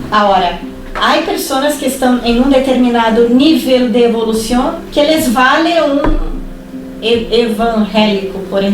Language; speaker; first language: Spanish; non-native, fluent; Portuguese